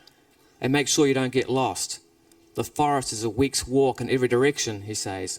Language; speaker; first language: English; native; English